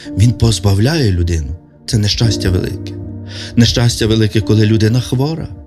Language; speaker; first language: Ukrainian; native; Ukrainian